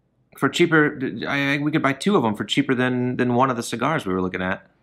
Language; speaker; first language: English; native; English